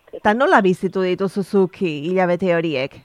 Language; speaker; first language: Basque; native; Basque